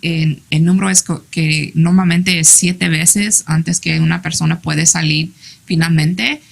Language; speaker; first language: Spanish; early bilingual, heritage; English